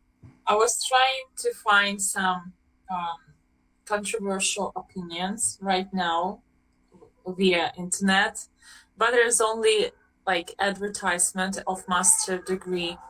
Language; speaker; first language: English; non-native, fluent; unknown